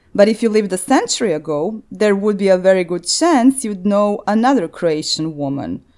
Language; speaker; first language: English; non-native, fluent; Croatian